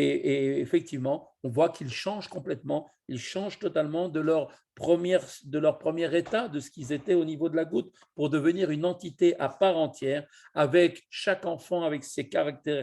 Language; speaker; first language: French; native; French